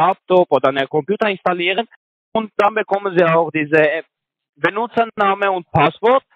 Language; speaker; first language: German; non-native, learner; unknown